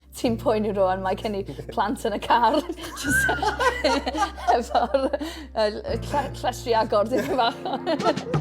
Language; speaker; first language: Welsh; non-native, local second language; English